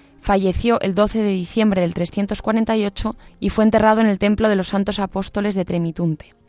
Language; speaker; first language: Spanish; native; Spanish